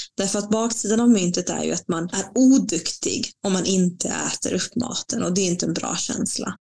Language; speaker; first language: Swedish; non-native, fluent; Spanish